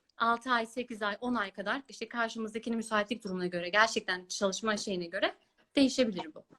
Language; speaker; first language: Turkish; early bilingual, heritage; Turkish